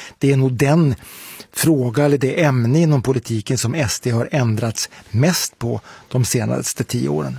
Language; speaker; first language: Swedish; native; Swedish